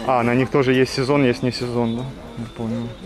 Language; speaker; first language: Russian; native; Russian